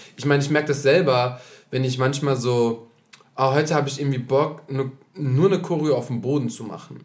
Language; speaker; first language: German; native; German